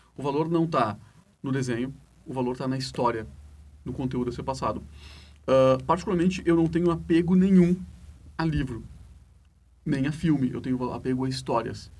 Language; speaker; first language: Portuguese; native; Portuguese